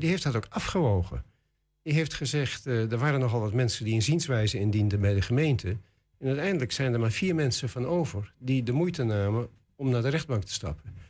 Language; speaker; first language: Dutch; native; Dutch